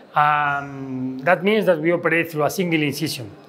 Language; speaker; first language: English; non-native, fluent; Spanish